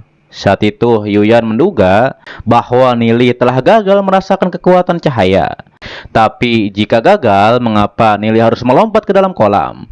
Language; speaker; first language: Indonesian; native; Indonesian